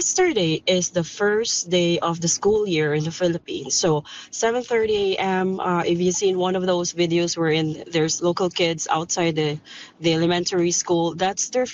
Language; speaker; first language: English; non-native, local second language; Cebuano